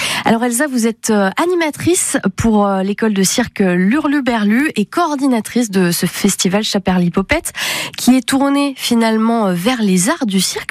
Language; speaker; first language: French; native; French